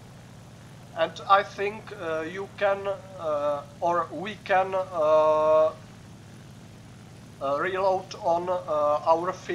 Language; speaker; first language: English; non-native, learner; Czech